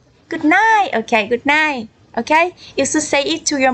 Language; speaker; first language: English; non-native, learner; Vietnamese